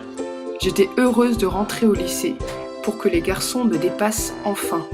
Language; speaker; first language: French; native; French